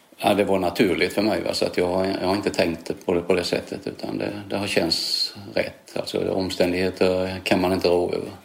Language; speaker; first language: Swedish; native; Swedish